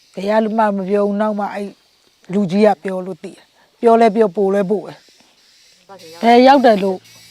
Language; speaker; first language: Burmese; native; Burmese